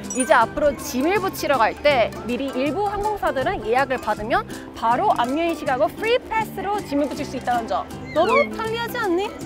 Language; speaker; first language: Korean; native; Korean